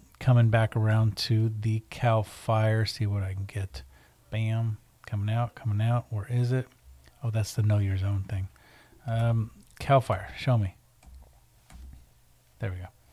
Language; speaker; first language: English; native; English